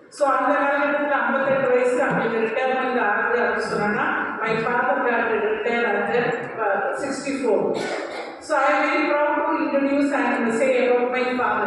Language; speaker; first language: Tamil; non-native, local second language; Malayalam